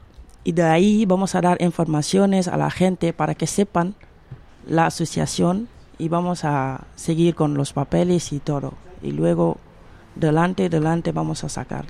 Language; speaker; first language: Spanish; non-native, fluent; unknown